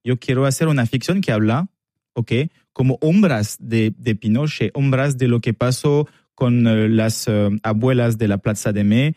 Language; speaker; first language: Spanish; non-native, learner; French